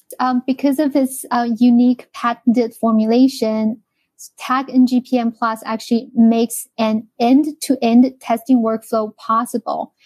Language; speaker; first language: English; non-native, fluent; Chinese